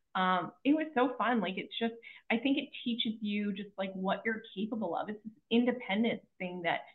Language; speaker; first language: English; native; English